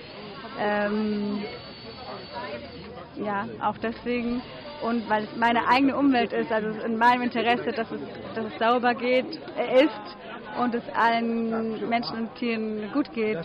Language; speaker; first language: German; non-native, fluent; French